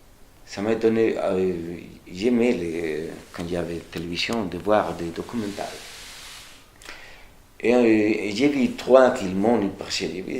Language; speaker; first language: French; non-native, fluent; Spanish